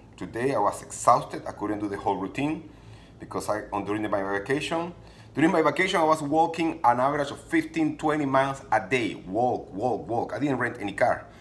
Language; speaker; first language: English; non-native, fluent; Spanish